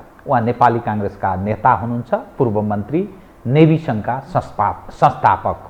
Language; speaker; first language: Nepali; native; Nepali